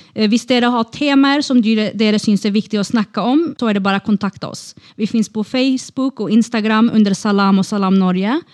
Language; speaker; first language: Norwegian; non-native, fluent; Kurdish